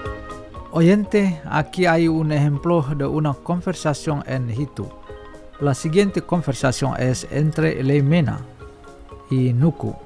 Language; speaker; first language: Spanish; non-native, fluent; Indonesian